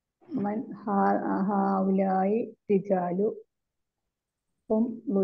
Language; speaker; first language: Arabic; non-native, learner; Malayalam